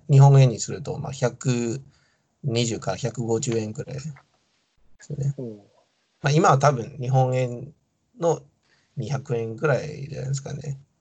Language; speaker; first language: Japanese; non-native, fluent; Min Nan Chinese